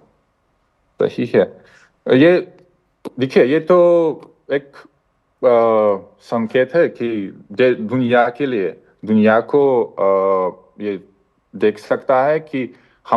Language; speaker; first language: Hindi; non-native, fluent; Russian